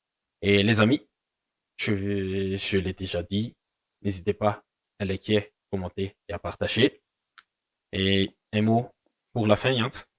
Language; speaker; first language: French; non-native, local second language; Malagasy